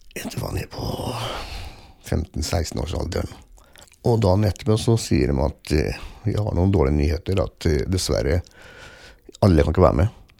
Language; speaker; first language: Norwegian; early bilingual, other home language; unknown